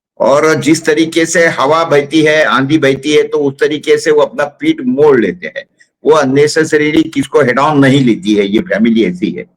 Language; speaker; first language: Hindi; non-native, local second language; Marathi